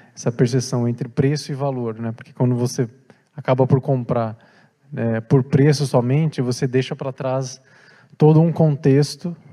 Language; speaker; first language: Portuguese; native; Portuguese